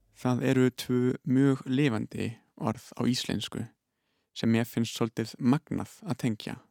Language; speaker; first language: Icelandic; non-native, fluent; German